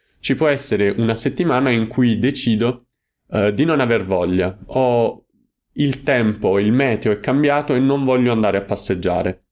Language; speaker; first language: Italian; native; Italian